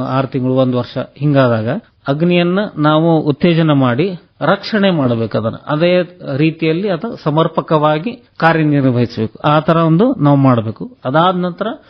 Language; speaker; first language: Kannada; native; Kannada